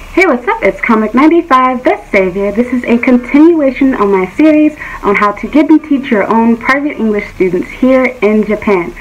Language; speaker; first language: English; native; English